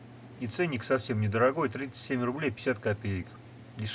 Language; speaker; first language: Russian; native; Russian